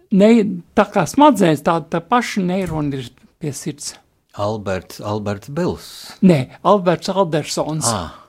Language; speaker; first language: Latvian; native; Latvian